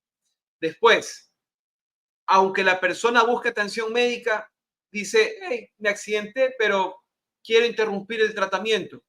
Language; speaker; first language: Spanish; native; Spanish